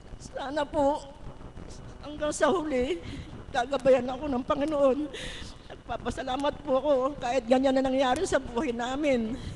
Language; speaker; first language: Filipino; native; Filipino